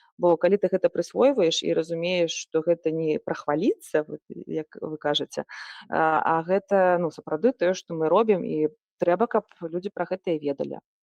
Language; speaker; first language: Belarusian; non-native, local second language; Russian